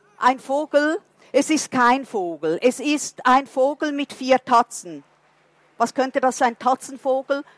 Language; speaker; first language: German; non-native, fluent; Portuguese